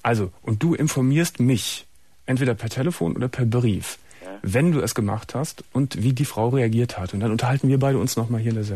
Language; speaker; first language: German; native; German